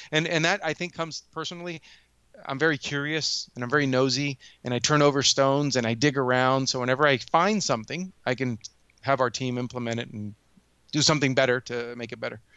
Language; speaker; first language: English; native; English